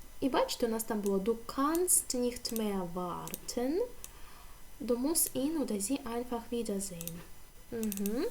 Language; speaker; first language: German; non-native, fluent; Ukrainian